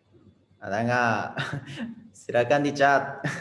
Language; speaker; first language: Indonesian; non-native, fluent; Japanese